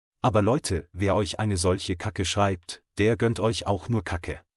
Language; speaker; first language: German; native; German